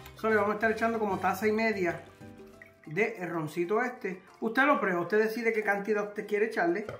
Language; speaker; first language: Spanish; early bilingual, heritage; Spanish